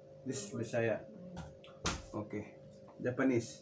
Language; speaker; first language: English; non-native, local second language; Cebuano